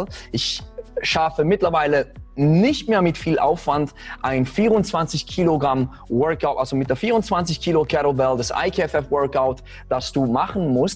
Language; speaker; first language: German; native; German